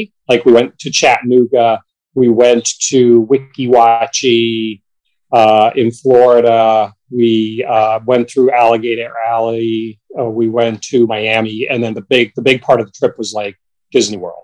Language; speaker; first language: English; native; English